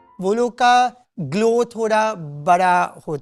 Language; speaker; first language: Hindi; non-native, local second language; English